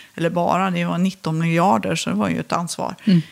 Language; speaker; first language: Swedish; native; Swedish